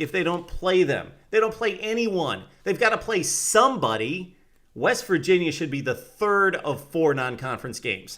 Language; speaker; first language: English; native; English